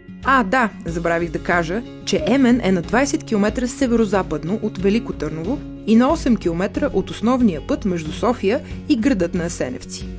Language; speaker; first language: Bulgarian; native; Bulgarian